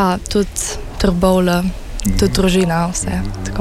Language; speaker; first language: Slovenian; early bilingual, heritage; Slovenian